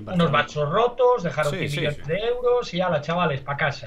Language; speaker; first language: Spanish; native; Spanish